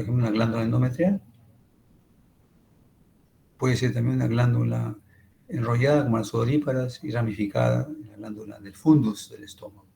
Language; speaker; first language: Spanish; native; Spanish